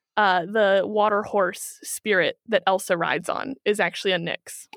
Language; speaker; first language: English; native; English